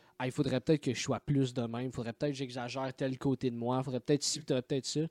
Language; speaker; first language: French; native; French